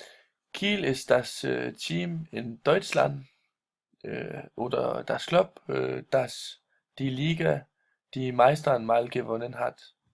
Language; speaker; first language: German; non-native, learner; Danish